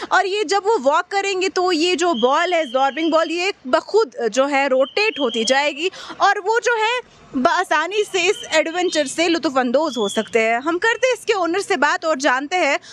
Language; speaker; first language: Hindi; non-native, local second language; Kashmiri